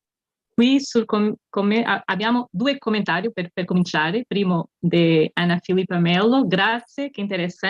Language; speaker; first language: Italian; non-native, fluent; Portuguese